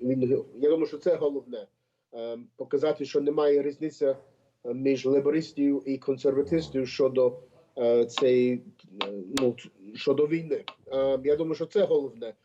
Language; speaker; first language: Ukrainian; early bilingual, heritage; Ukrainian